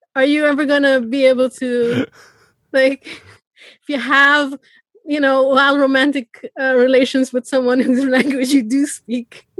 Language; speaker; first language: English; non-native, fluent; Persian